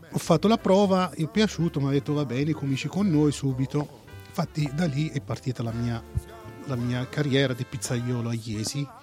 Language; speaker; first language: Italian; non-native, fluent; Arabic